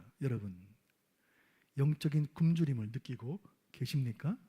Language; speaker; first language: Korean; native; Korean